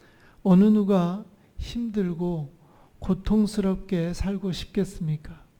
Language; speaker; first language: Korean; native; Korean